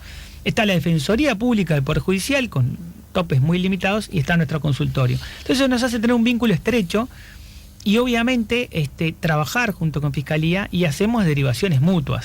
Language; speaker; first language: Spanish; native; Spanish